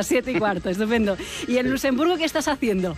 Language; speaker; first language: Spanish; native; Spanish